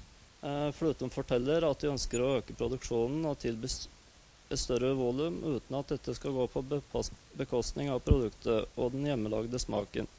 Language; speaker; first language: Norwegian; native; Norwegian